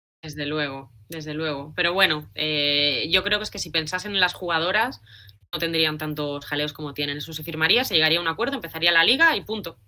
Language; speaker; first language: Spanish; native; Spanish